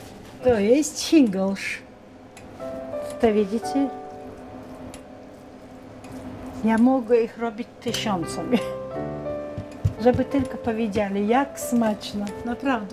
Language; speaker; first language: Polish; non-native, learner; Chechen